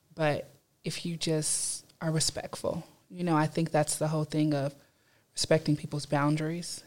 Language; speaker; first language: English; native; English